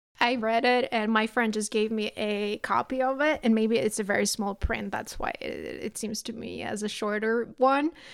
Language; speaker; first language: English; non-native, fluent; Polish